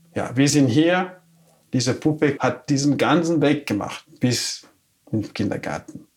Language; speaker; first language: German; non-native, fluent; Wolof